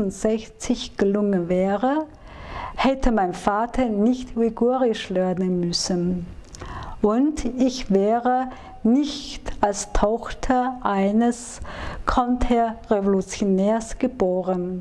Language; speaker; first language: German; non-native, fluent; Chinese